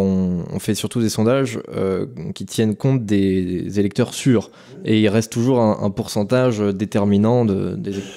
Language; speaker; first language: French; native; French